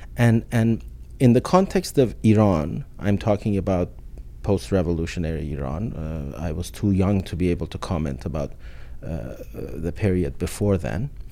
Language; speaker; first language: English; non-native, fluent; Persian